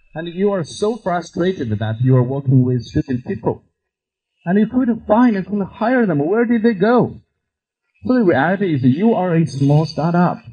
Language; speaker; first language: English; non-native, fluent; Chinese